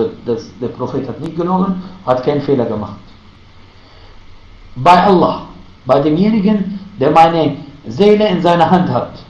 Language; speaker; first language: German; non-native, fluent; Arabic